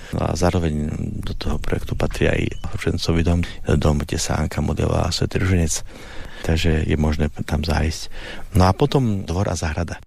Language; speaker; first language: Slovak; native; Slovak